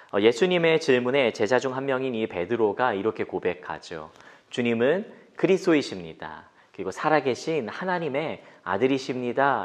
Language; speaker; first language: Korean; native; Korean